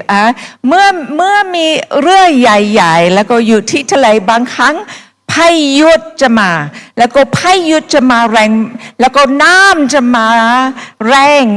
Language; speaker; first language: Thai; non-native, fluent; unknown